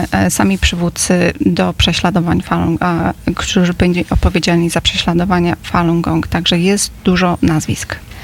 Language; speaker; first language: Polish; native; Polish